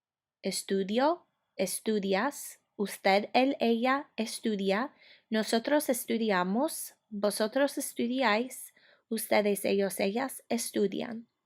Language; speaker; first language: Spanish; non-native, fluent; English